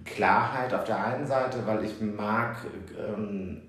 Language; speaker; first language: German; native; German